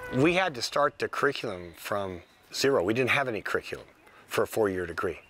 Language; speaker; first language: English; native; English